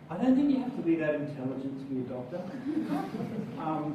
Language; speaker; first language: English; native; English